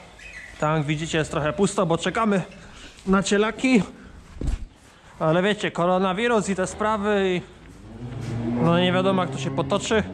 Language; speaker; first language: Polish; native; Polish